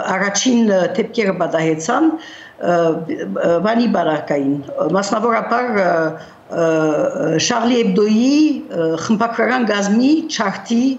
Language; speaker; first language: Armenian; early bilingual, heritage; Armenian